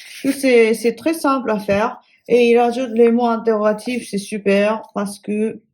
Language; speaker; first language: French; non-native, fluent; Japanese